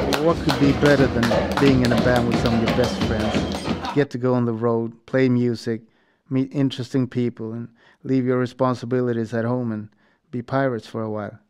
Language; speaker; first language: English; non-native, fluent; Swedish